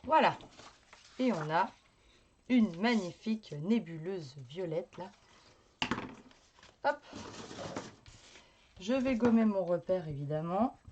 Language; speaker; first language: French; native; French